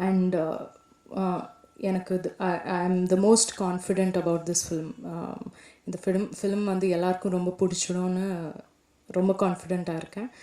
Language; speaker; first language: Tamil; non-native, local second language; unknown